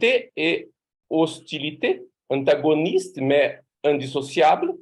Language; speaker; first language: French; non-native, fluent; Portuguese